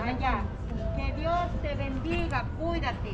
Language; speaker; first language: Spanish; native; Spanish